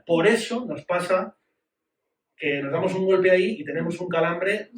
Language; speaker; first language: Spanish; native; Spanish